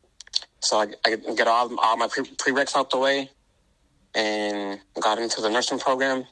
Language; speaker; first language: English; native; English